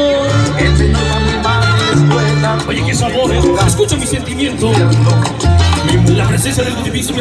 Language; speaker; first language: Spanish; native; Spanish